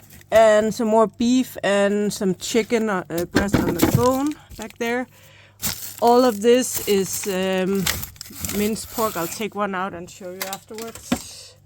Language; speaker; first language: English; non-native, fluent; Danish